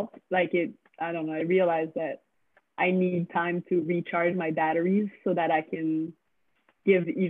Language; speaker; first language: English; non-native, fluent; French